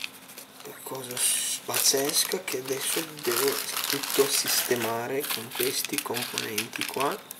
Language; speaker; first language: Italian; non-native, fluent; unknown